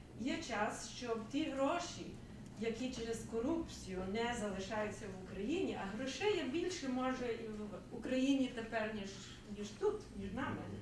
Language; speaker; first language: Ukrainian; early bilingual, heritage; Ukrainian